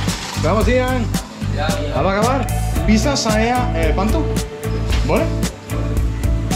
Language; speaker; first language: Indonesian; non-native, learner; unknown